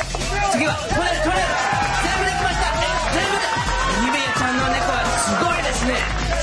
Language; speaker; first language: Japanese; non-native, learner; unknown